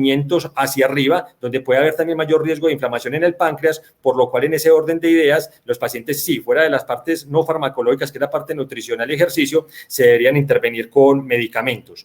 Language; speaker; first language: Spanish; native; Spanish